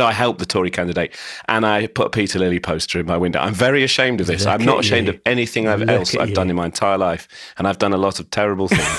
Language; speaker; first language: English; native; English